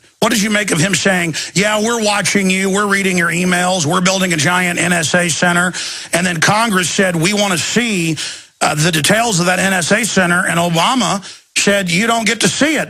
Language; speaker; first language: English; native; English